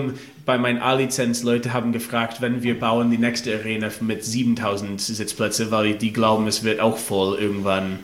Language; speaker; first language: German; non-native, fluent; English